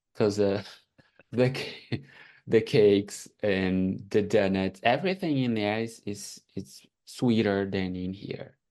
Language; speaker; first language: English; non-native, fluent; Portuguese